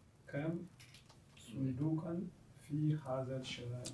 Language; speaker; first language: Arabic; non-native, learner; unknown